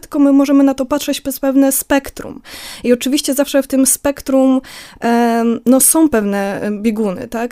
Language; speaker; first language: Polish; native; Polish